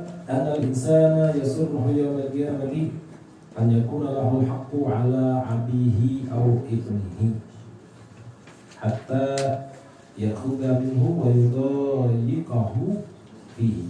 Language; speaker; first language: Arabic; non-native, fluent; Indonesian